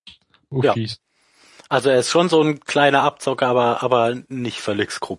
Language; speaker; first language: German; native; German